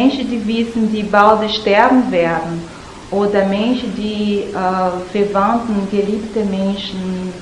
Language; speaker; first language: German; non-native, learner; Portuguese